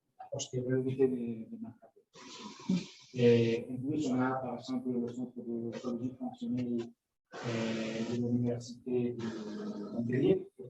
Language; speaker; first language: French; non-native, fluent; Spanish